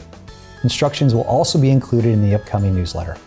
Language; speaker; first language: English; native; English